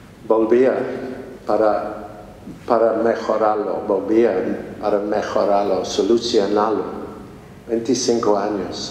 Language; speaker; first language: Spanish; non-native, fluent; English